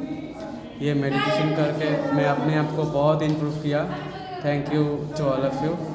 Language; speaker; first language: Hindi; non-native, local second language; Bangla